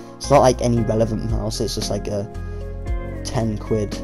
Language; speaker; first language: English; native; English